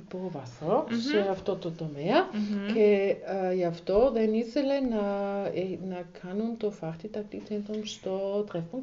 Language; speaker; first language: Greek; non-native, learner; German